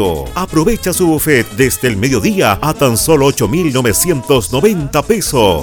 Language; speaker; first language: Spanish; native; Spanish